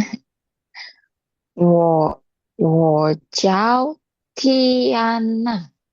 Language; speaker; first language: Chinese; non-native, learner; Indonesian